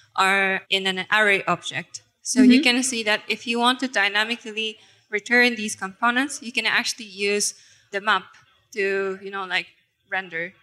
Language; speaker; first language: English; non-native, fluent; Japanese